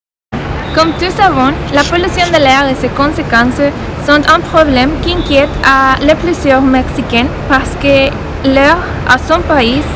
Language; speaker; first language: French; non-native, learner; Spanish